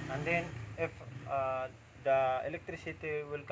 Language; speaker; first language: English; non-native, local second language; Cebuano